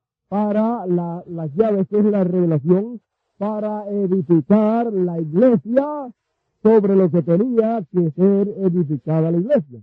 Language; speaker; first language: Spanish; native; Spanish